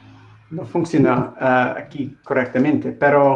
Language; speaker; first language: Spanish; non-native, learner; English